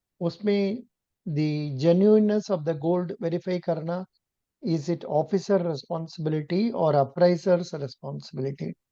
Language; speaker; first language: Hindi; non-native, local second language; Tamil